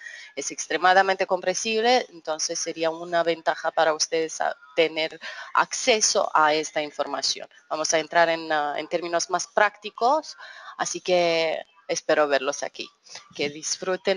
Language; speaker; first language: Spanish; non-native, fluent; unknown